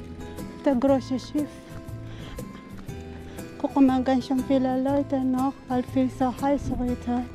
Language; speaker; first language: German; non-native, learner; Filipino